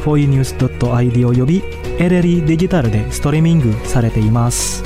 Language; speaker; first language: Japanese; non-native, fluent; Indonesian